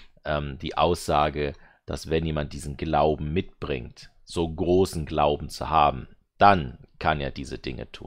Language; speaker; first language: German; native; German